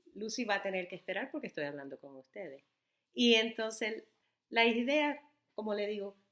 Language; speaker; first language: Spanish; early bilingual, heritage; Spanish